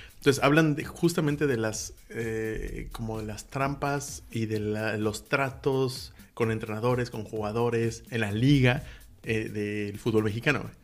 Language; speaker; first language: Spanish; native; Spanish